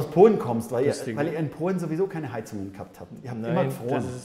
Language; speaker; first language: German; native; German